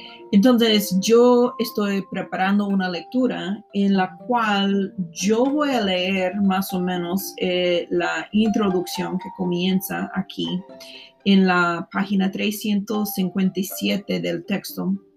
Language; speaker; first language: Spanish; non-native, fluent; English